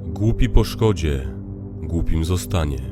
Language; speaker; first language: Polish; native; Polish